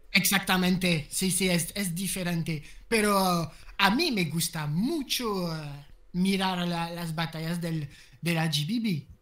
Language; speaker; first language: Spanish; non-native, learner; French